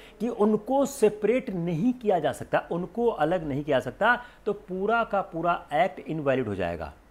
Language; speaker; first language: Hindi; native; Hindi